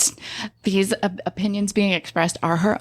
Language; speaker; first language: English; native; English